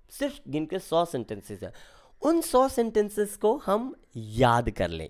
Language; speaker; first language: Hindi; native; Hindi